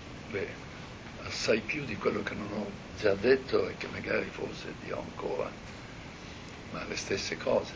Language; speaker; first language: Italian; native; Italian